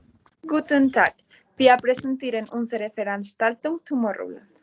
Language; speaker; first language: German; non-native, learner; Spanish